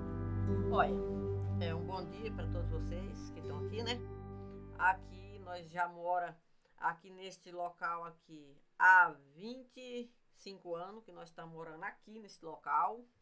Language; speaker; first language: Portuguese; native; Portuguese